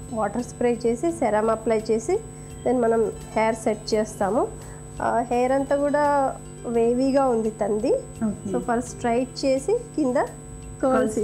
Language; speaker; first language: Telugu; native; Telugu